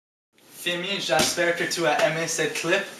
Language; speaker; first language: French; non-native, learner; English